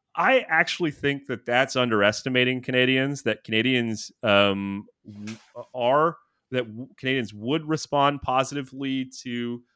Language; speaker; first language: English; native; English